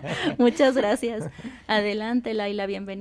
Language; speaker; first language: Spanish; native; Spanish